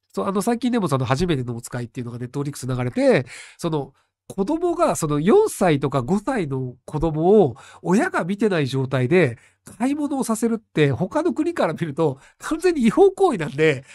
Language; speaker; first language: Japanese; native; Japanese